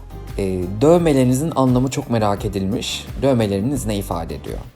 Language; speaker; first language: Turkish; native; Turkish